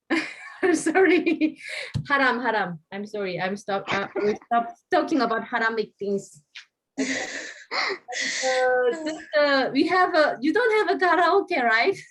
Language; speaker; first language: English; non-native, fluent; Korean